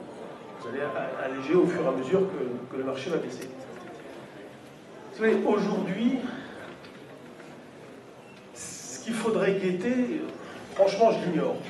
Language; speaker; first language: French; native; French